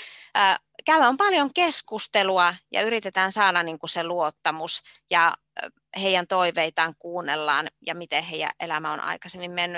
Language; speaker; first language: Finnish; native; Finnish